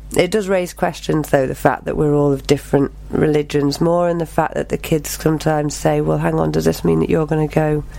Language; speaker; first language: English; native; English